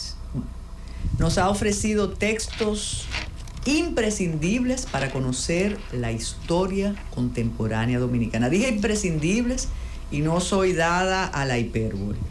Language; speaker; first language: Spanish; native; Spanish